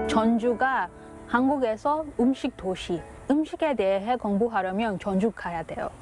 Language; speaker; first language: Korean; non-native, learner; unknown